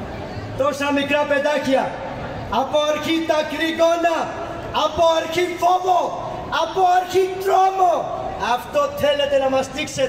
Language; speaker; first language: Greek; non-native, fluent; Urdu